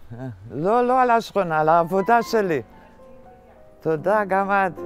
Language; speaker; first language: Hebrew; non-native, fluent; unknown